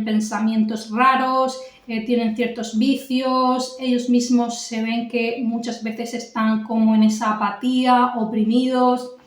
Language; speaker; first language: Spanish; native; Spanish